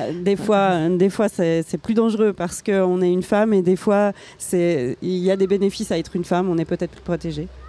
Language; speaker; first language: French; native; French